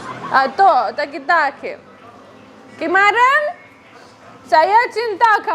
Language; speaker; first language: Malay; non-native, learner; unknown